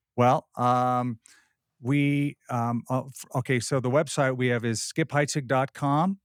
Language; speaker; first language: English; native; English